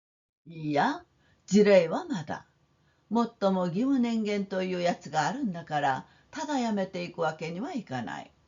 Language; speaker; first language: Japanese; non-native, fluent; Korean